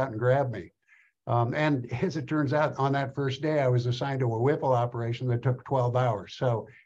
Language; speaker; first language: English; native; English